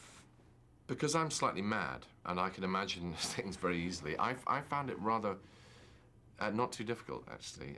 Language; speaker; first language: English; native; English